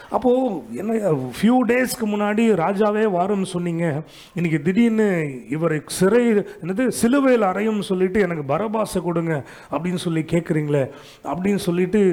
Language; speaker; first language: Tamil; native; Tamil